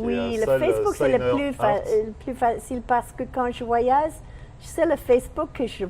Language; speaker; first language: French; non-native, learner; English